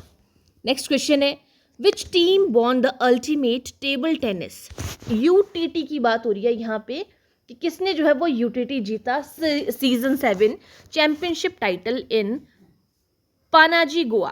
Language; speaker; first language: Hindi; native; Hindi